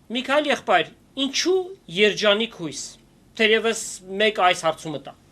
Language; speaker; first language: Armenian; native; Armenian